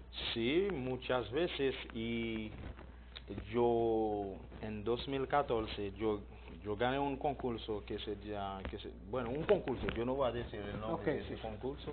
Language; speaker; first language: Spanish; non-native, learner; Haitian Creole